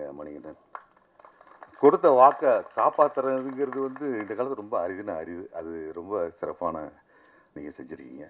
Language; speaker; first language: Tamil; native; Tamil